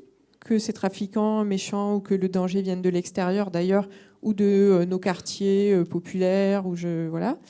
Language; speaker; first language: French; native; French